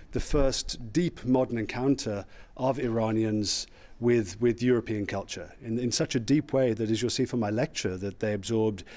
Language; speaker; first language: English; native; English